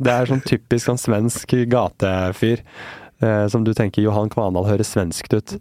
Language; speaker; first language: Norwegian; native; Norwegian